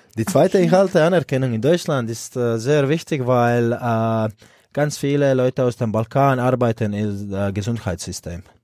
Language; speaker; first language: German; non-native, fluent; Croatian